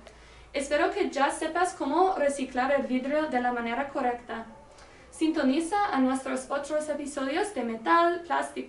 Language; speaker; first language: Spanish; non-native, learner; English